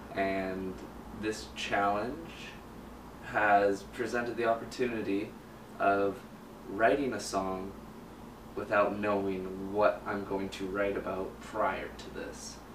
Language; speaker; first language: English; native; English